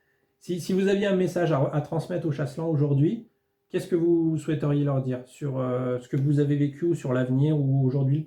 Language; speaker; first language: French; native; French